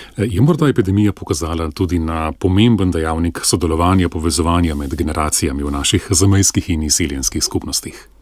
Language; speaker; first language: Slovenian; native; Slovenian